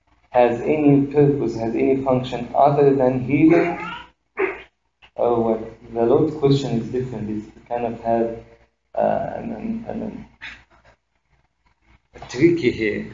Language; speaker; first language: English; non-native, fluent; Arabic